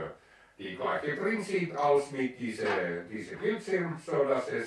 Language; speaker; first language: German; non-native, learner; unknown